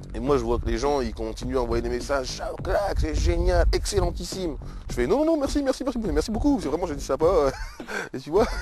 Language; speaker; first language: French; native; French